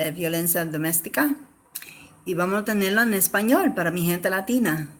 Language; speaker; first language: Spanish; early bilingual, other home language; English